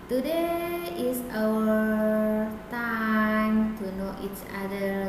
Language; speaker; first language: English; non-native, fluent; Indonesian